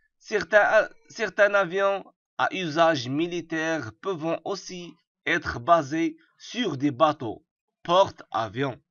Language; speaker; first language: French; non-native, local second language; Arabic